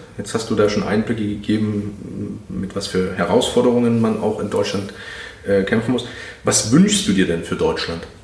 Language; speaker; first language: German; native; German